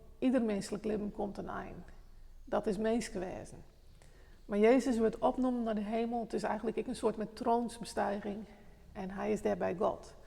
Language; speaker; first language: Dutch; non-native, local second language; Western Frisian